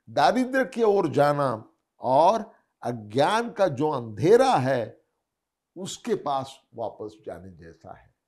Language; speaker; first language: Hindi; non-native, local second language; Marathi